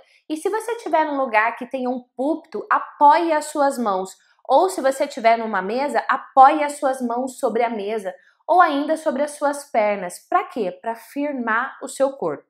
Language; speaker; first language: Portuguese; native; Portuguese